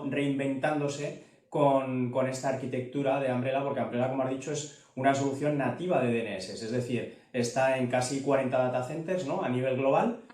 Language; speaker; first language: Spanish; native; Spanish